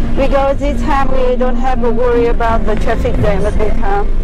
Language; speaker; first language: English; non-native, learner; Vietnamese